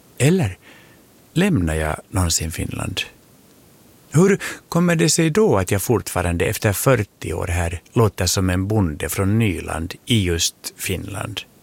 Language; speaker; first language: Swedish; native; Swedish